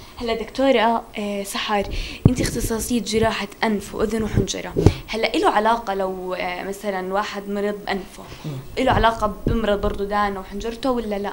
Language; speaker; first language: Arabic; native; Arabic